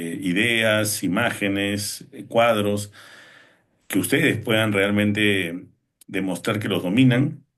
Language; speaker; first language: Spanish; native; Spanish